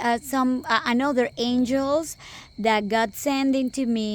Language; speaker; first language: English; non-native, local second language; Spanish